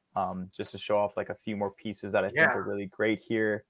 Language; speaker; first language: English; native; English